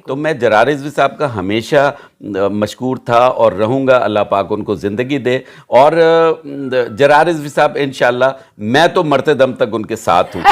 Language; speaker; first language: Urdu; native; Urdu